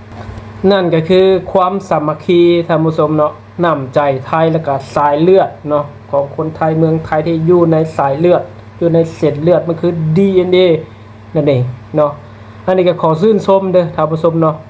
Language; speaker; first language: Thai; non-native, local second language; Lao